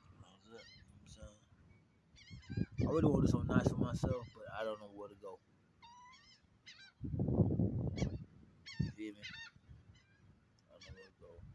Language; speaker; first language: English; native; English